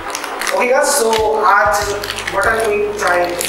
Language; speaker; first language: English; non-native, local second language; Hindi